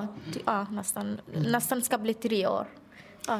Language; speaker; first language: Swedish; non-native, learner; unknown